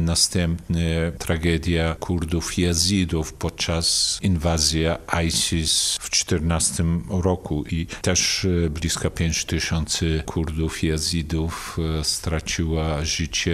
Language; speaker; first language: Polish; non-native, fluent; Kurdish